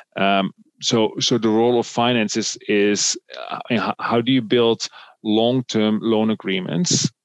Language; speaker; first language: English; non-native, fluent; Dutch